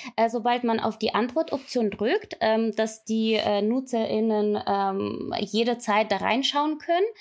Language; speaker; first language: German; non-native, fluent; Ukrainian